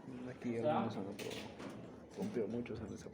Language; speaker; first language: Spanish; native; Spanish